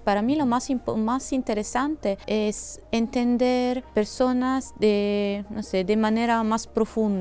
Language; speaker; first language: Spanish; non-native, fluent; Italian